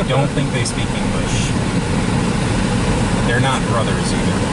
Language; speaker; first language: English; native; English